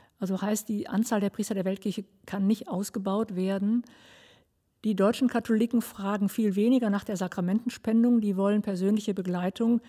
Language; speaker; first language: German; native; German